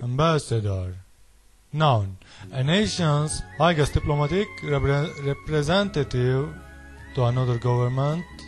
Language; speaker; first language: English; non-native, learner; Turkish